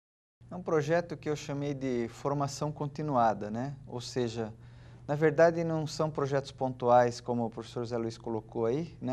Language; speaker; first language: Portuguese; native; Portuguese